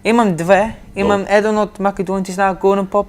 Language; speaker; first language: Macedonian; early bilingual, heritage; Macedonian